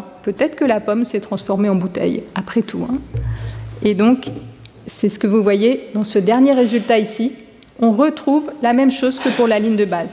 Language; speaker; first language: French; native; French